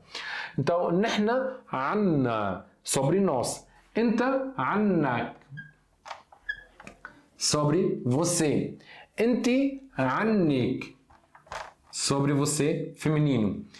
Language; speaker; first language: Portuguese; non-native, fluent; Arabic